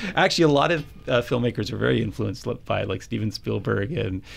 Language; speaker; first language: English; native; English